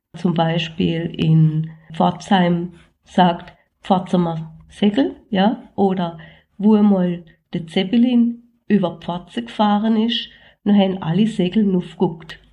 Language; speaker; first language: German; native; German